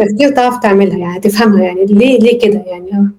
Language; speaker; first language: Arabic; native; Arabic